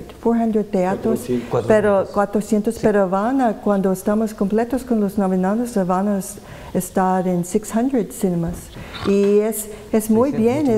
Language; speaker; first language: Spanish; non-native, learner; English